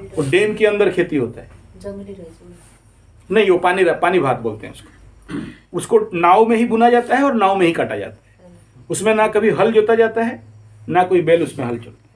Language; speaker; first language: Hindi; non-native, local second language; Odia